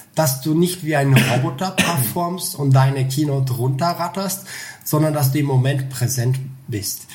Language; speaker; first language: German; non-native, fluent; Bulgarian